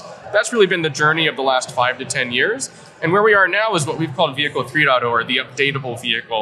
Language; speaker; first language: English; native; English